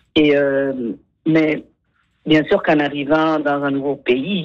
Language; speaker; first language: French; non-native, fluent; Spanish